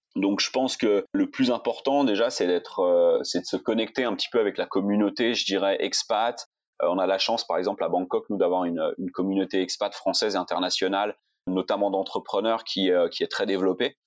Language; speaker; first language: French; native; French